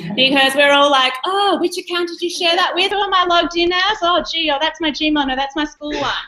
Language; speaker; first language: English; native; English